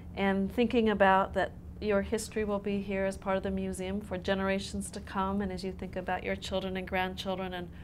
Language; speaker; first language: English; native; English